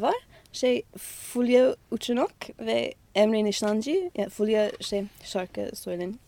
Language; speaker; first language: Turkish; non-native, fluent; English